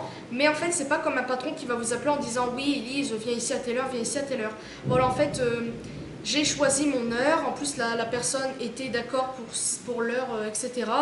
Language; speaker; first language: French; native; French